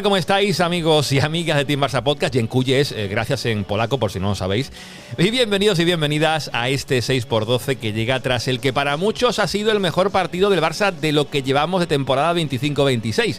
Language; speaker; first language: Spanish; native; Spanish